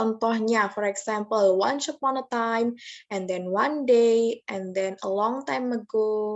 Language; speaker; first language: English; non-native, learner; Indonesian